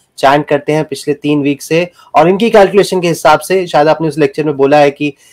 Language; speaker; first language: Hindi; native; Hindi